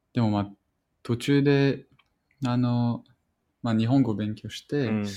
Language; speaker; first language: Japanese; non-native, fluent; French